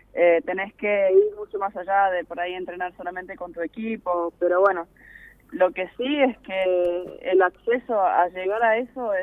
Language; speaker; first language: Spanish; early bilingual, other home language; English